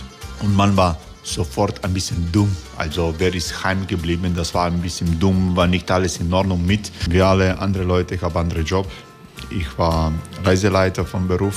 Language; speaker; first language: German; non-native, fluent; Croatian